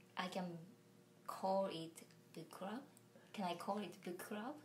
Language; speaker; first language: English; non-native, learner; Japanese